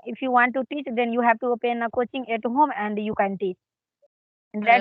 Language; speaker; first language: English; non-native, learner; Hindi